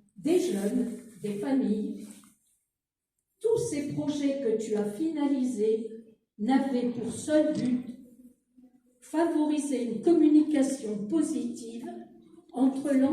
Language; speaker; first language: French; native; French